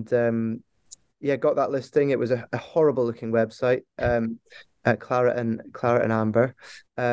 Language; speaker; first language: English; native; English